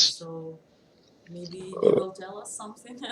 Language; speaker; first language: English; non-native, learner; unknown